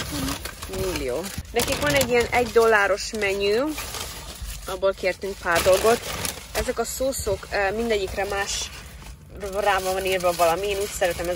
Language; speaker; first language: Hungarian; non-native, fluent; English